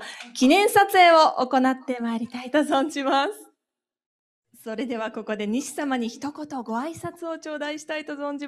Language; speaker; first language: Japanese; native; Japanese